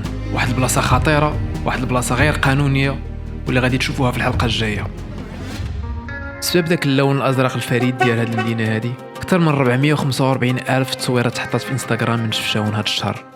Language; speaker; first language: Arabic; native; Arabic